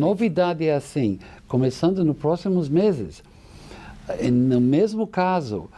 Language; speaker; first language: Portuguese; non-native, fluent; English